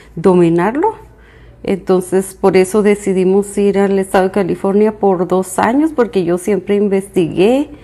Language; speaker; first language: English; non-native, fluent; Spanish